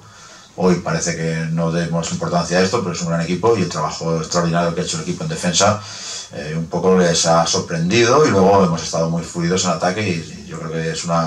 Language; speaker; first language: Spanish; native; Spanish